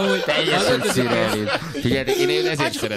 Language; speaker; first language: Hungarian; native; Hungarian